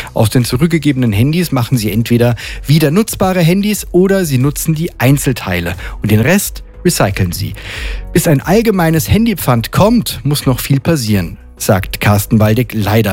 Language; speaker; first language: German; native; German